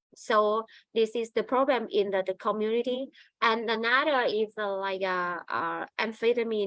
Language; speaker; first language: English; non-native, learner; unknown